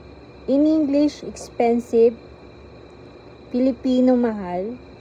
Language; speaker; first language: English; non-native, local second language; Filipino